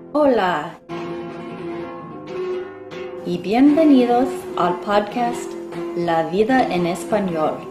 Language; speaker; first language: Spanish; non-native, learner; English